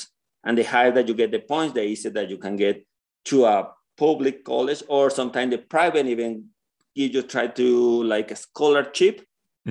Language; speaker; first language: English; non-native, learner; Spanish